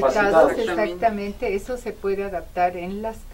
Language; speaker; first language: Spanish; native; Spanish